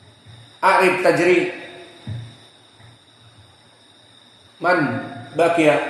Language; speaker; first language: Arabic; non-native, fluent; Indonesian